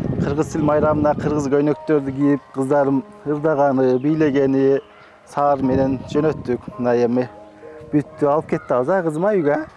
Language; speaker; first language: Kyrgyz; non-native, local second language; Uzbek